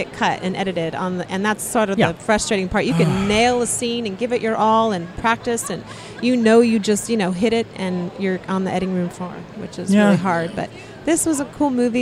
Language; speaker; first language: English; native; English